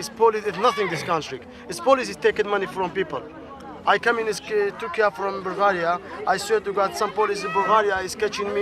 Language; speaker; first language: English; non-native, learner; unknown